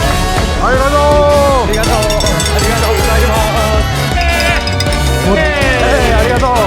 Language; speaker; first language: Japanese; non-native, learner; Chinese